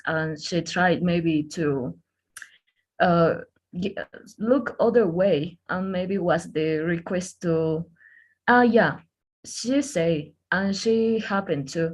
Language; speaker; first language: English; non-native, learner; Spanish